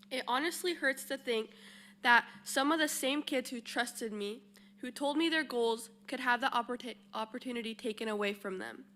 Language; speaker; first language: English; early bilingual, other home language; Spanish